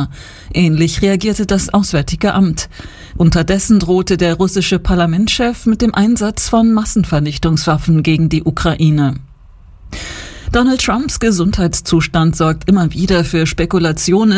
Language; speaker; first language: German; native; German